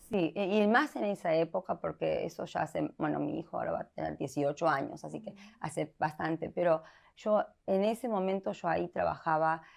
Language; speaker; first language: Spanish; early bilingual, heritage; Spanish